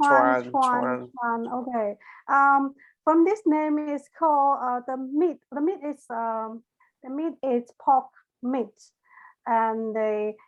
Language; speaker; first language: English; non-native, learner; Chinese